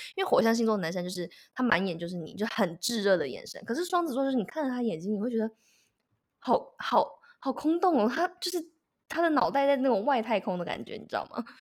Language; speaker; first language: Chinese; native; Chinese